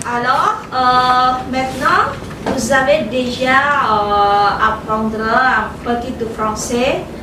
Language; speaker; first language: French; non-native, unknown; Indonesian